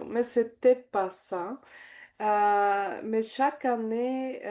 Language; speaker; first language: French; non-native, learner; Bulgarian